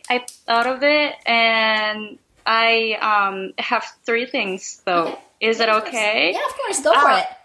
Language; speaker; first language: English; non-native, fluent; Japanese